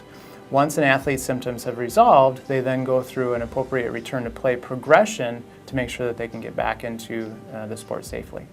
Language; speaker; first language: English; native; English